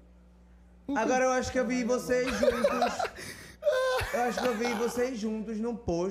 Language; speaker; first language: Portuguese; native; Portuguese